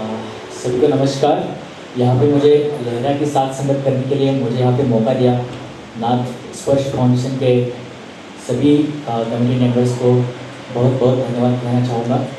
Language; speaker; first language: Hindi; non-native, local second language; Marathi